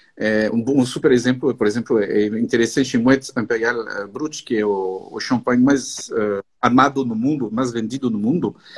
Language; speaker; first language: Portuguese; non-native, fluent; French